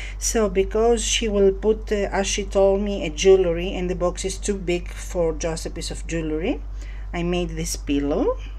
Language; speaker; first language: English; non-native, fluent; Greek